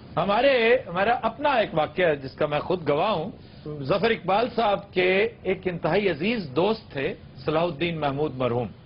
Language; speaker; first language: Urdu; non-native, local second language; Punjabi